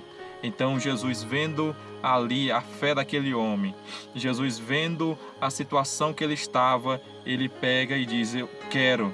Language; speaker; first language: Portuguese; native; Portuguese